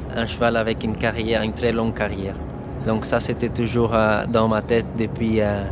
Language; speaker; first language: French; non-native, fluent; Portuguese